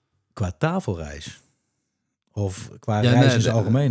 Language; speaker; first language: Dutch; native; Dutch